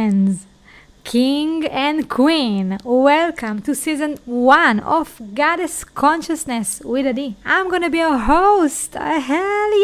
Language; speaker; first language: English; non-native, fluent; Hebrew